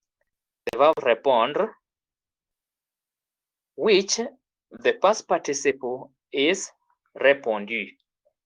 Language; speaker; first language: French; non-native, fluent; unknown